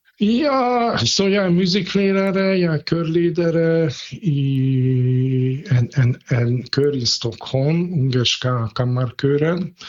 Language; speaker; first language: Swedish; non-native, fluent; Hungarian